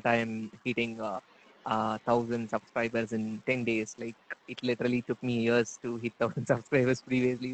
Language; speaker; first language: English; non-native, local second language; Tamil